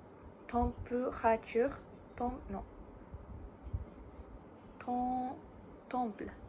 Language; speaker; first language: French; non-native, learner; Japanese